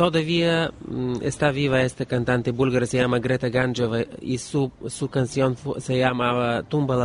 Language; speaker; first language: Spanish; non-native, learner; Bulgarian